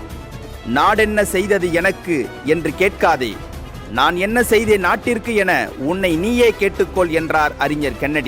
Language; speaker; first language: Tamil; native; Tamil